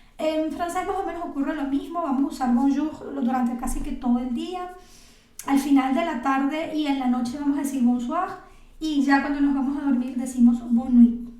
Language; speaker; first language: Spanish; native; Spanish